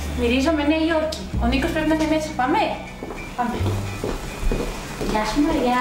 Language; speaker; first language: Greek; native; Greek